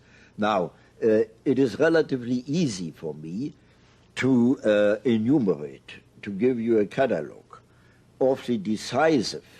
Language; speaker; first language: English; non-native, fluent; German